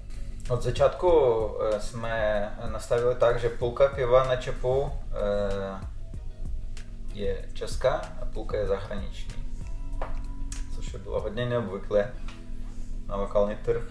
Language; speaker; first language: Czech; non-native, fluent; Russian